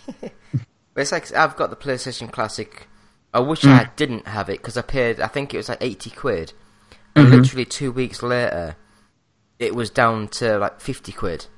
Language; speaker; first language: English; native; English